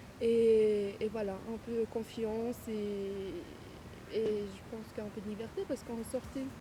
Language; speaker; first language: French; non-native, fluent; Arabic